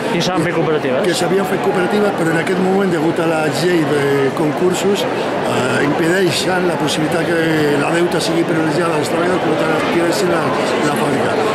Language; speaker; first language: Catalan; non-native, local second language; Spanish